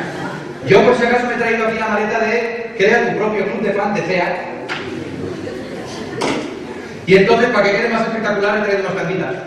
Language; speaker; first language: Spanish; native; Spanish